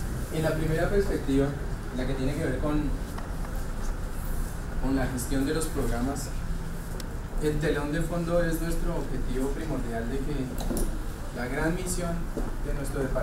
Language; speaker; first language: Spanish; native; Spanish